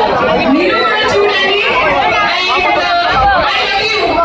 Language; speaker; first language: Telugu; non-native, learner; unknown